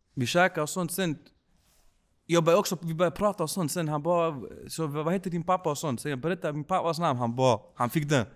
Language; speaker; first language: Swedish; early bilingual, other home language; Spanish